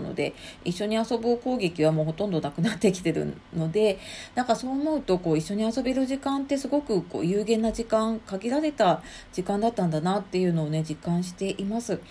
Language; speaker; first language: Japanese; native; Japanese